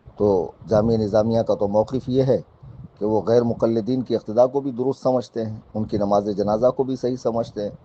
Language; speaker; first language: Urdu; native; Urdu